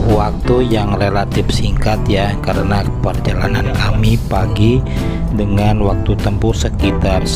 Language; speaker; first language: Indonesian; native; Indonesian